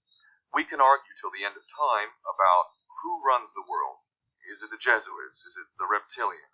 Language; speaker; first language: English; native; English